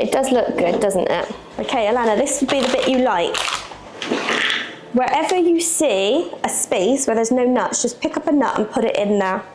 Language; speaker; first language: English; native; English